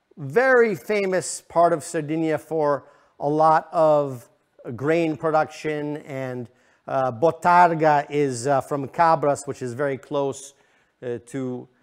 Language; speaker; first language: English; native; English